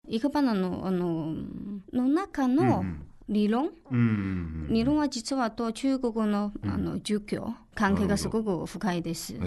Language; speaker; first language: Japanese; non-native, learner; Chinese